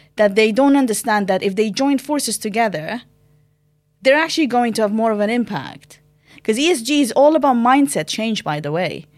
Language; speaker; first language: English; non-native, fluent; Arabic